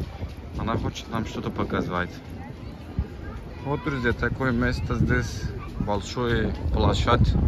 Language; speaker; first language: Russian; non-native, learner; Turkish